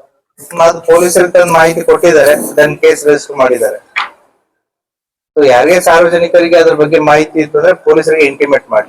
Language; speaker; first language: Kannada; native; Kannada